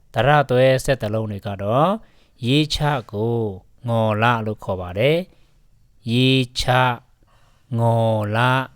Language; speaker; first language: Burmese; non-native, local second language; Pa'o Karen